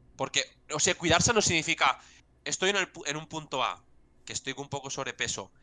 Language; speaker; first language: Spanish; non-native, local second language; Catalan